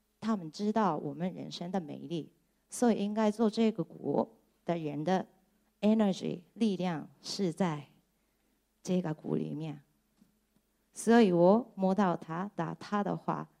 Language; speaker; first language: Chinese; non-native, fluent; Japanese